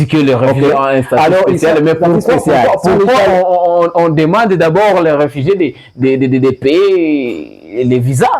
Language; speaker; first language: French; non-native, learner; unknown